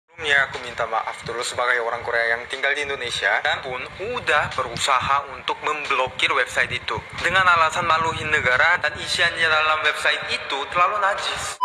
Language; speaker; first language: Indonesian; non-native, fluent; Korean